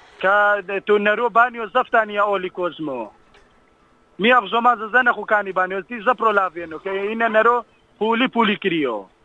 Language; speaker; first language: Greek; non-native, learner; Kurdish